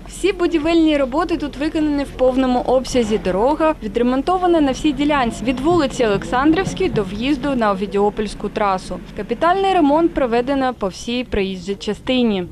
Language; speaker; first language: Ukrainian; native; Ukrainian